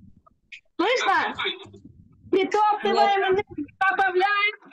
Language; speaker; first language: Russian; native; Russian